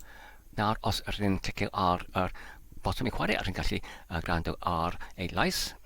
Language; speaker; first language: Welsh; non-native, learner; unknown